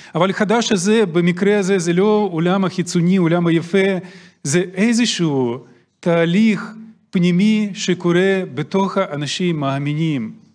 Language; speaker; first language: Hebrew; non-native, fluent; Russian